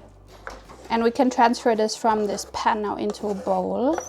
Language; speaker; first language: English; non-native, fluent; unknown